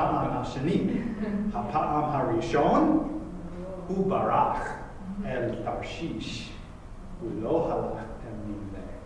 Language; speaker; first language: Hebrew; non-native, fluent; English